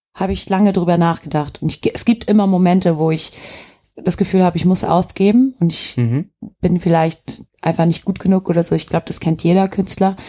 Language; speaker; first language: German; early bilingual, other home language; Turkish